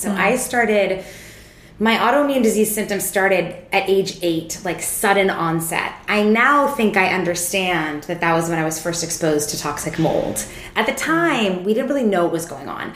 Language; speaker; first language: English; native; English